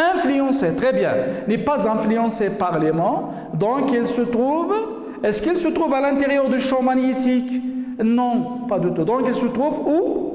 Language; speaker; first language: French; non-native, local second language; Arabic